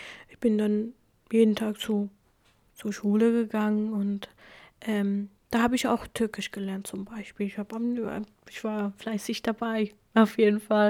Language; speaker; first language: German; non-native, fluent; Kurdish